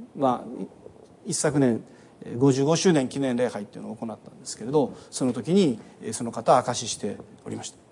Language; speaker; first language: Japanese; native; Japanese